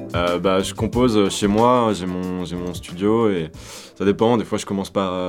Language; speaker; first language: French; native; French